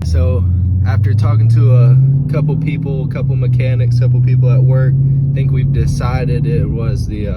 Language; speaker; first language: English; native; English